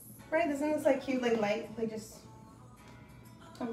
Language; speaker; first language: English; non-native, local second language; Spanish